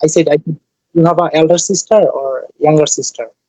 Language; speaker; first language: English; non-native, learner; Bangla